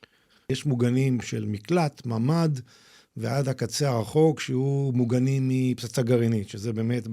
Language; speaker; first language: Hebrew; native; Hebrew